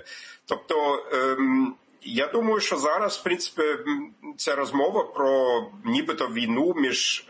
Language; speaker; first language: Ukrainian; non-native, fluent; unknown